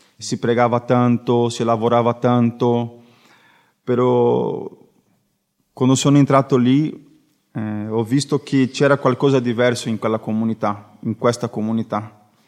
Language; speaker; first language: Italian; non-native, learner; Portuguese